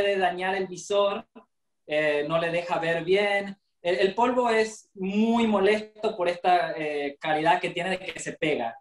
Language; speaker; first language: Spanish; native; Spanish